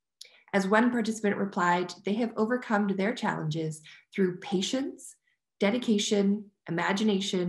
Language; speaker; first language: English; native; English